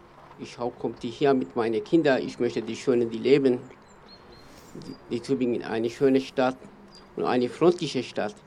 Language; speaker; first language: German; non-native, learner; Kurdish